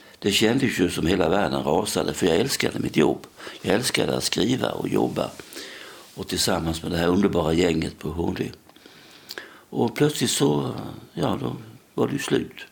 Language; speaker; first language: Swedish; native; Swedish